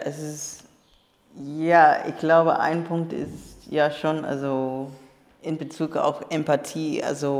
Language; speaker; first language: German; non-native, learner; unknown